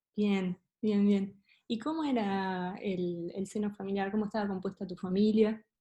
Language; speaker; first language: Spanish; native; Spanish